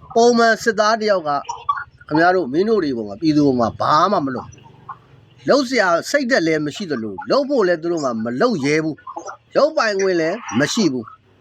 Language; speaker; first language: Burmese; native; Burmese